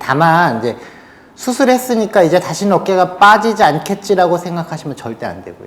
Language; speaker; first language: Korean; native; Korean